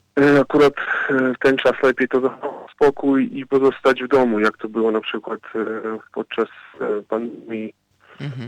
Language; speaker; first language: Polish; non-native, fluent; Ukrainian